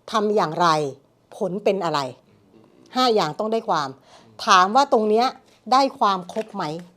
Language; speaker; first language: Thai; native; Thai